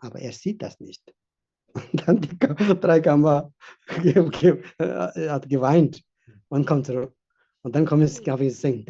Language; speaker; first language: German; non-native, fluent; Tibetan